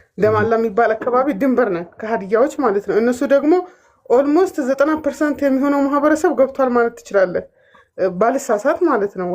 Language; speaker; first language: Amharic; non-native, local second language; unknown